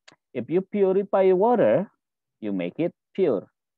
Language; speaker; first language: English; non-native, fluent; Indonesian